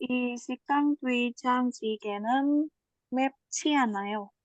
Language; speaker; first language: Korean; non-native, learner; Indonesian